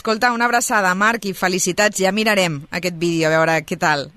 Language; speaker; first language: Catalan; native; Catalan